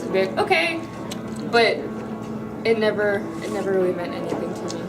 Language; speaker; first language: English; native; English